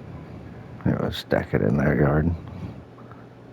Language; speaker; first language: English; native; English